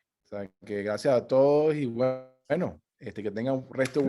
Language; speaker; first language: Spanish; native; Spanish